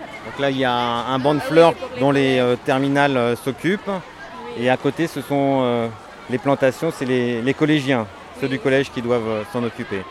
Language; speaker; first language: French; native; French